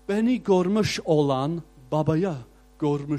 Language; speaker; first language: Turkish; non-native, fluent; English